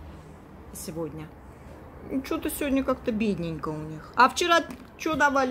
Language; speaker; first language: Russian; native; Russian